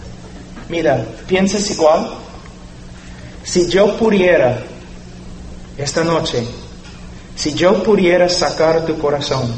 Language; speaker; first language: Spanish; non-native, fluent; English